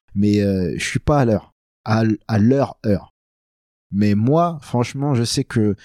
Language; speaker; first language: French; native; French